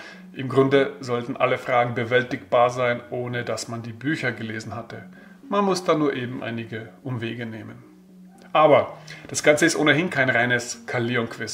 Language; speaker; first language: German; native; German